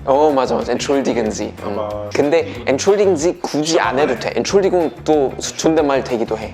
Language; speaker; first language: Korean; non-native, fluent; German